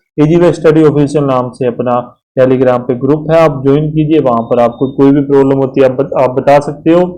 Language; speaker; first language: Hindi; native; Hindi